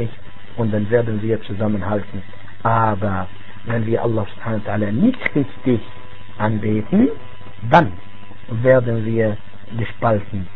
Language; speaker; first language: German; non-native, fluent; Arabic